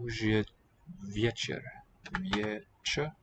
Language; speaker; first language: Russian; non-native, learner; English